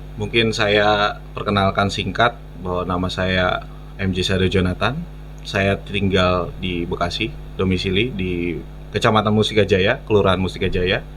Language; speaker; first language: Indonesian; native; Indonesian